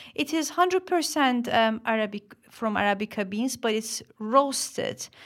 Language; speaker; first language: English; non-native, fluent; Turkish